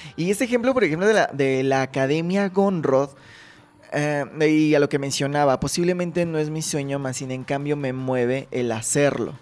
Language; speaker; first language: Spanish; native; Spanish